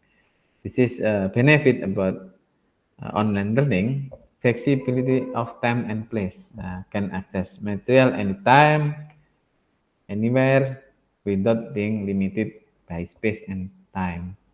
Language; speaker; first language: English; non-native, learner; Indonesian